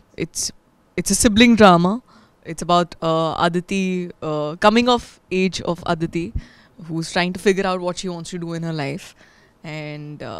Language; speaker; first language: Hindi; native; Hindi